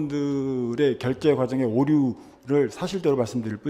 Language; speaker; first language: Korean; native; Korean